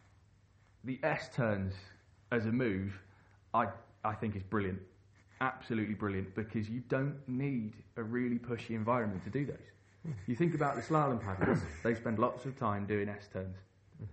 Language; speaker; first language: English; native; English